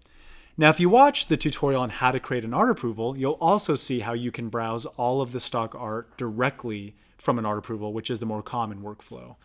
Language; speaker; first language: English; native; English